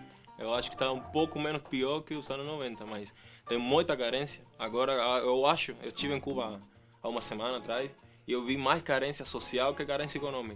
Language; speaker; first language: Portuguese; non-native, fluent; Spanish